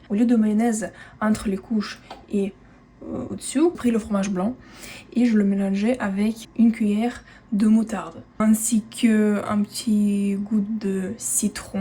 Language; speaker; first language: French; non-native, fluent; Russian